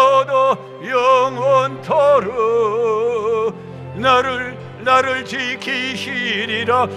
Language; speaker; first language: Korean; native; Korean